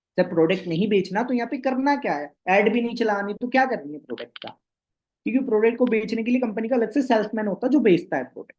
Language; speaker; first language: Hindi; non-native, local second language; Bangla